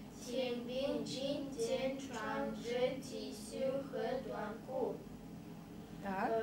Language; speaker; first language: Chinese; non-native, learner; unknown